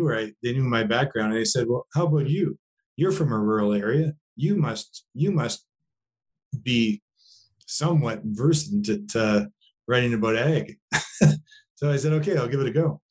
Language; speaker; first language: English; native; English